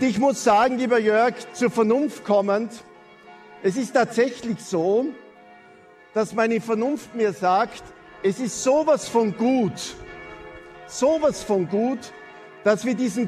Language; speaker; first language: German; native; German